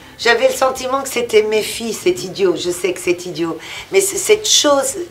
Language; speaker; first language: French; early bilingual, other home language; Portuguese